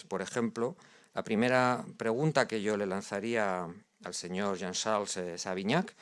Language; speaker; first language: Spanish; native; Spanish